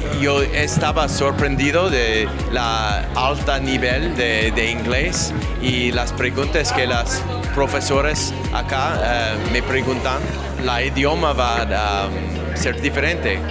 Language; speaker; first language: Spanish; non-native, learner; English